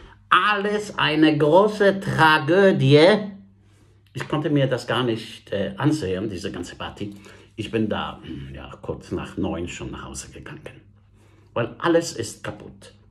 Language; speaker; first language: German; non-native, fluent; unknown